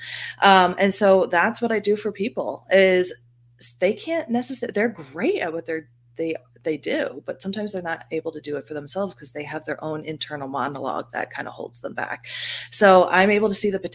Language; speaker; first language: English; native; English